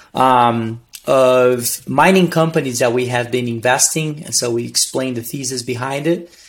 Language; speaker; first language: English; non-native, fluent; Portuguese